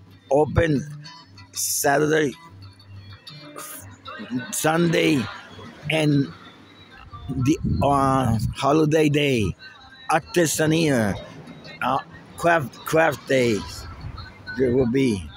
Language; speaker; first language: English; non-native, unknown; Spanish